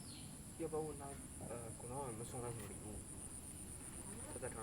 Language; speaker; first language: Chinese; native; Chinese